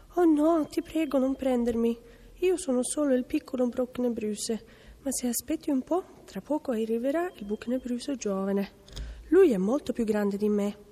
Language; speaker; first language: Italian; non-native, fluent; Norwegian